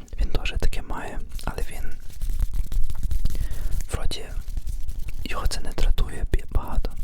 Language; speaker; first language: Ukrainian; early bilingual, heritage; Ukrainian